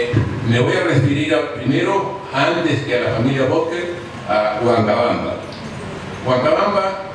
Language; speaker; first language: Spanish; native; Spanish